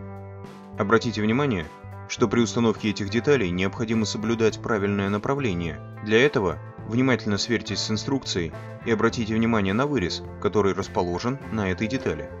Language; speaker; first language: Russian; native; Russian